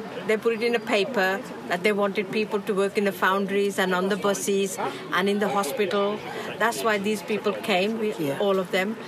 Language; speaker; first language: English; non-native, local second language; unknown